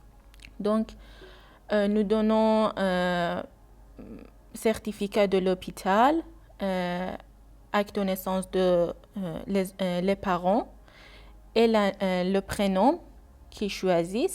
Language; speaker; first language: French; non-native, learner; Persian